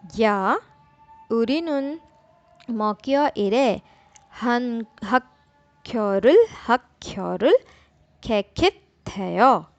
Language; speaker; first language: Korean; non-native, learner; Urdu